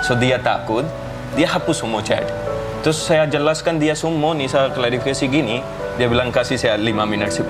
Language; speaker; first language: Indonesian; non-native, fluent; Hindi